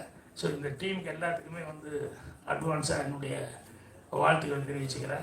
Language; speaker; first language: Tamil; native; Tamil